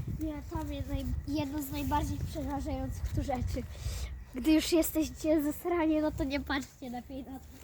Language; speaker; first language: Polish; native; Polish